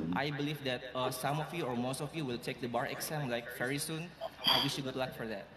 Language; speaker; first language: English; non-native, fluent; Indonesian